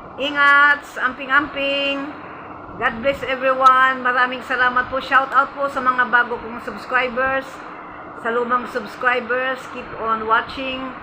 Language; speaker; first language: Filipino; non-native, local second language; Cebuano